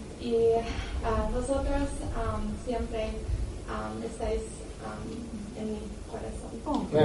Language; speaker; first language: Spanish; non-native, learner; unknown